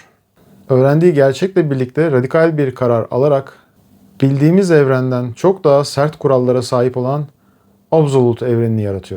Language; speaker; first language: Turkish; native; Turkish